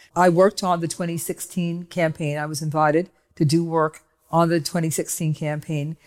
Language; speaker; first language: English; native; English